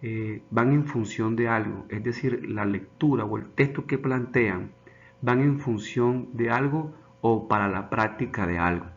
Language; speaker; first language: Spanish; native; Spanish